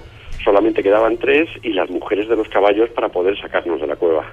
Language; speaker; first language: Spanish; native; Spanish